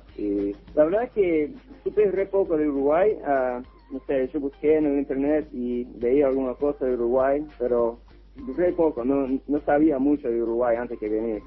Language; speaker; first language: Spanish; non-native, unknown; English